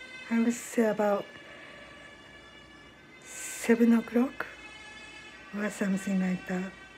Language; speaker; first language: English; non-native, fluent; Japanese